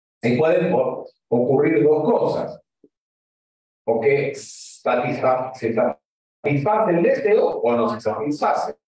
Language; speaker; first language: Spanish; native; Spanish